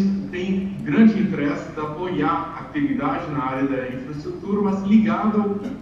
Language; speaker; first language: Portuguese; non-native, fluent; English